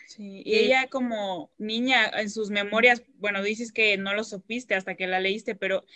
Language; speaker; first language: Spanish; native; Spanish